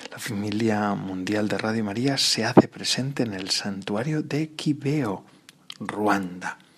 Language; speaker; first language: Spanish; native; Spanish